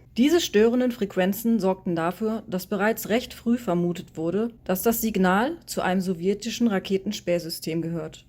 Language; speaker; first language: German; native; German